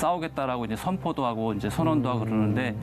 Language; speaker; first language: Korean; native; Korean